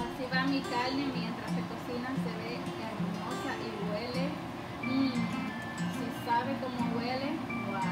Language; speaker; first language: Spanish; early bilingual, heritage; Spanish